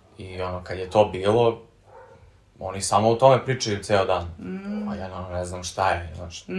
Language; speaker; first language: Serbian; early bilingual, heritage; Serbian